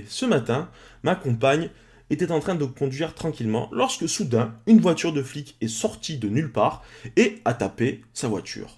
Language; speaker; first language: French; native; French